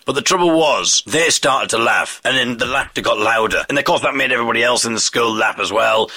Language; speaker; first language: English; native; English